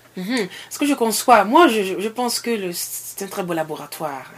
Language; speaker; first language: French; non-native, local second language; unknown